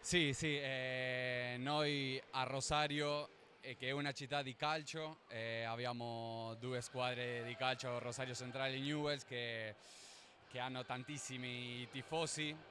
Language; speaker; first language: Italian; non-native, learner; Spanish